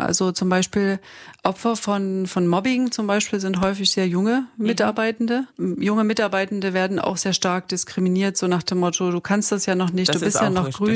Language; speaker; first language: German; native; German